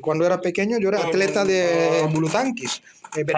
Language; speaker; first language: Spanish; non-native, fluent; Indonesian